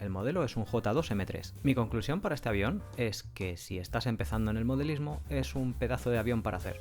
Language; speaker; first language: Spanish; native; Spanish